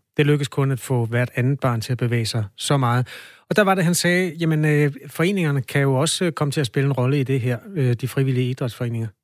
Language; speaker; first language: Danish; native; Danish